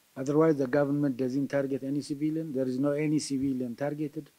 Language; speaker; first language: English; non-native, local second language; Amharic